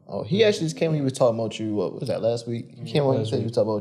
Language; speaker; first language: English; native; English